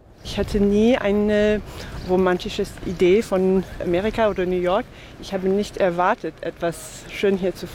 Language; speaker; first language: German; non-native, fluent; English